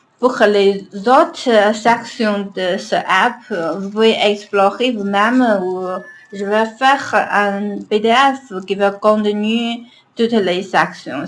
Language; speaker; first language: French; non-native, learner; Chinese